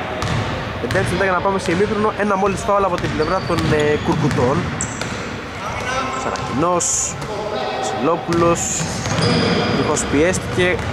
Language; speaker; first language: Greek; native; Greek